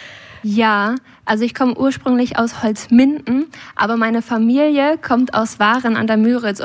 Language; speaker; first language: German; native; German